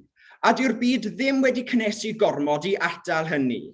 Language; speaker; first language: Welsh; native; Welsh